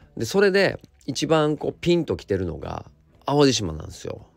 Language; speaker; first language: Japanese; native; Japanese